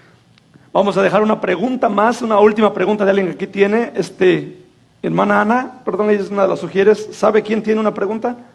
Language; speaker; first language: Spanish; native; Spanish